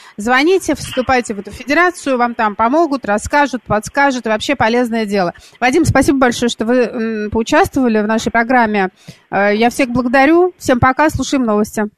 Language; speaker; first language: Russian; native; Russian